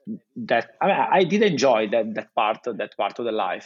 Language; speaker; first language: English; non-native, fluent; Italian